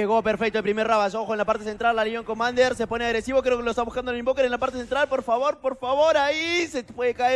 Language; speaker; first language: Spanish; native; Spanish